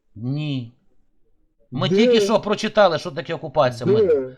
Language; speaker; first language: Ukrainian; native; Ukrainian